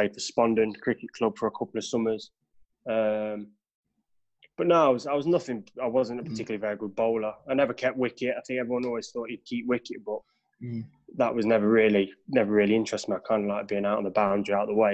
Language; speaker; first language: English; native; English